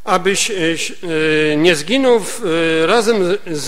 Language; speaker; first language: Polish; native; Polish